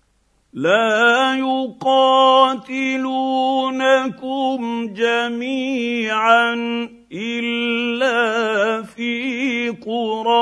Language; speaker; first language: Arabic; native; Arabic